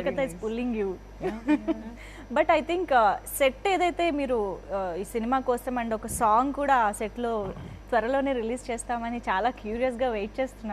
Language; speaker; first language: Telugu; native; Telugu